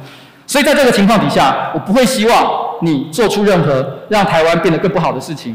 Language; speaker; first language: Chinese; native; Chinese